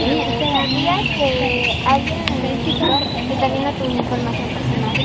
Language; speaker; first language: Spanish; native; Spanish